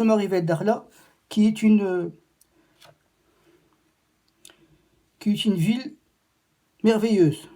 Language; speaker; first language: French; non-native, local second language; Arabic